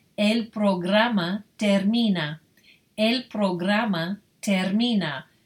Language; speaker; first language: Spanish; non-native, fluent; English